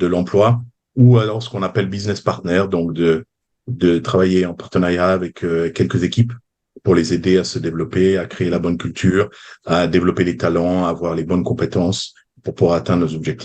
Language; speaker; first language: French; native; French